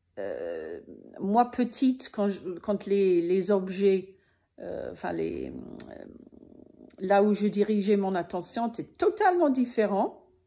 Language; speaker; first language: French; native; French